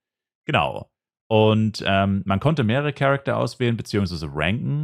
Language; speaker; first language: German; native; German